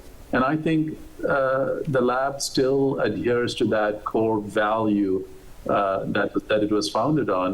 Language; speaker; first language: English; non-native, local second language; Malayalam